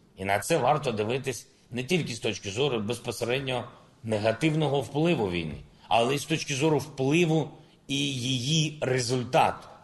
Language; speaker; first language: Ukrainian; non-native, local second language; Russian